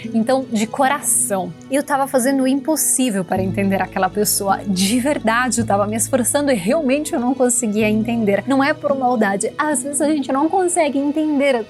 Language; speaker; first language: Portuguese; non-native, fluent; Italian